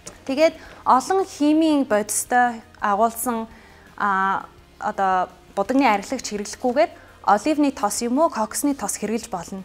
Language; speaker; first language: Mongolian; non-native, fluent; English